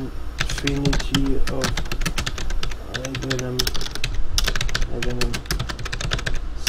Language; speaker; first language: German; native; German